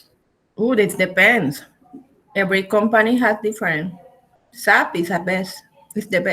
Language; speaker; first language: English; non-native, learner; Spanish